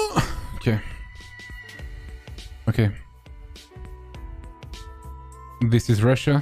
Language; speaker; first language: English; non-native, fluent; French